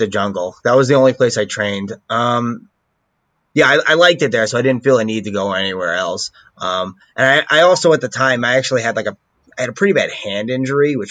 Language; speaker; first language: English; native; English